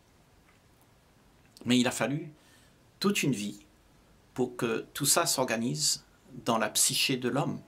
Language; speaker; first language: French; native; French